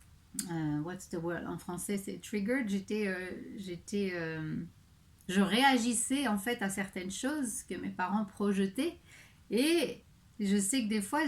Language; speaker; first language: French; native; French